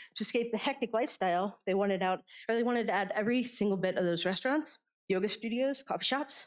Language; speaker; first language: English; native; English